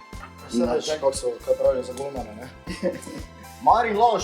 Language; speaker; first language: Slovenian; native; Slovenian